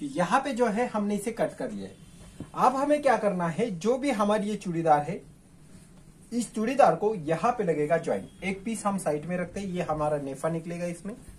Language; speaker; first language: Hindi; non-native, local second language; Marathi